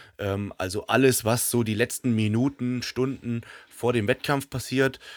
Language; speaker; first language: German; native; German